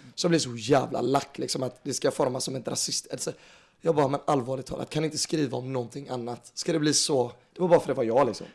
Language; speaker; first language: Swedish; native; Swedish